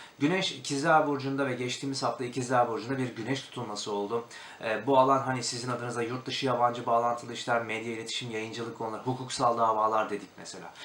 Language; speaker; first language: Turkish; native; Turkish